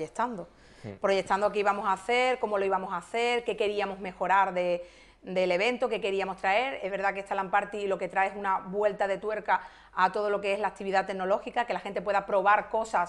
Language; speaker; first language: Spanish; native; Spanish